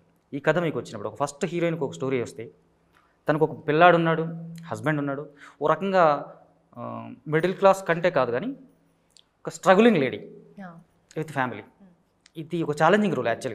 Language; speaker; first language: Telugu; native; Telugu